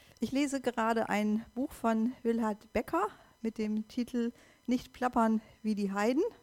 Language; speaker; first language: German; native; German